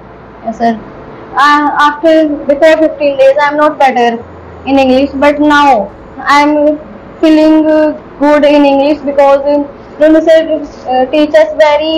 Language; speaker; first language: English; non-native, learner; Hindi